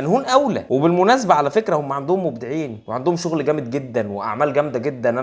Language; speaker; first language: Arabic; native; Arabic